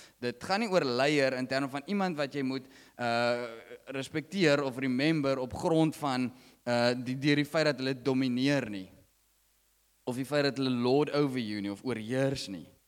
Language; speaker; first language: Afrikaans; native; Afrikaans